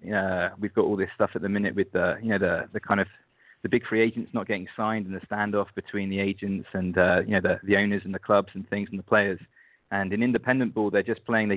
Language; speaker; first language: English; native; English